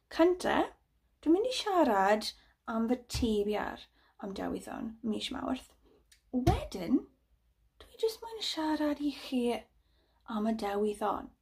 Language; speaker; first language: Welsh; non-native, learner; English